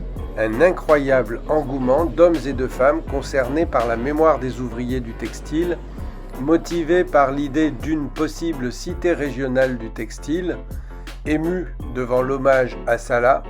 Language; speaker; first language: French; native; French